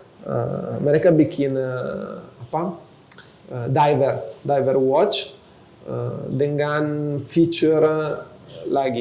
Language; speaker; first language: Indonesian; non-native, fluent; Italian